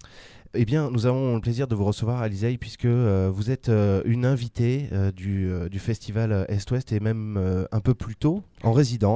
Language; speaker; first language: French; native; French